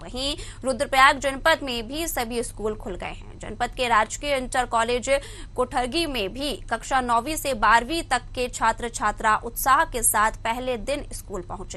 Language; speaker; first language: Hindi; native; Hindi